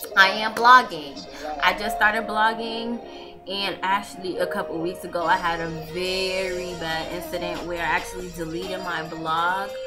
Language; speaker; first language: English; native; English